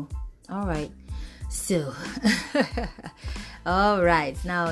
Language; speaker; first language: English; non-native, local second language; Yoruba